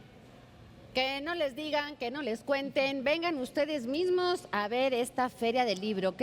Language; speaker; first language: Spanish; native; Spanish